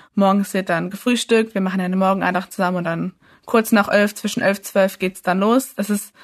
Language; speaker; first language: German; early bilingual, other home language; English